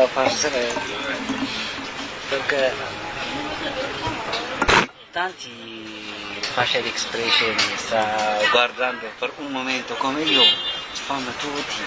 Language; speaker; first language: Italian; non-native, learner; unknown